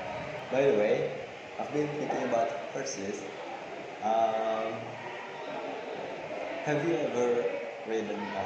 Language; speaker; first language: English; non-native, learner; Indonesian